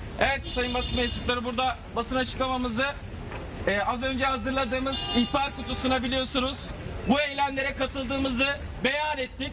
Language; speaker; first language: Turkish; native; Turkish